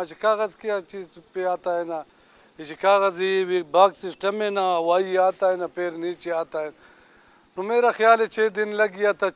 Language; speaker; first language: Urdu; non-native, local second language; Pashto